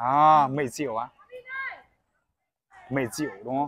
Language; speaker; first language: Chinese; native; Chinese